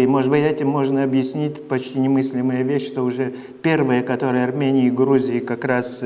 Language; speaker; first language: Russian; non-native, fluent; Lithuanian